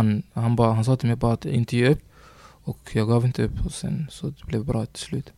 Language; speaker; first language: Swedish; early bilingual, other home language; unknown